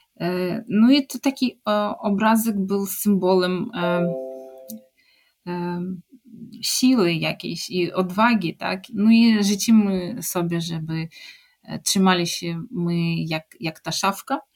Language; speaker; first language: Polish; non-native, fluent; Ukrainian